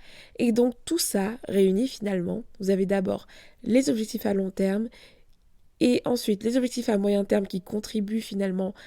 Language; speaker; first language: French; native; French